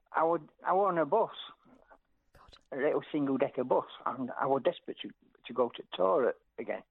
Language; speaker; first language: English; native; English